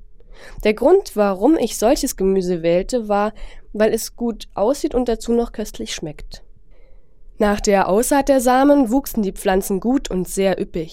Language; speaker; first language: German; non-native, fluent; Chinese